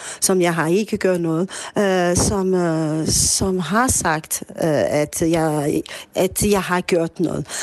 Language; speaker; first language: Danish; non-native, fluent; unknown